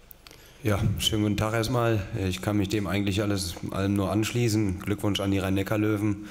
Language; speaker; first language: German; native; German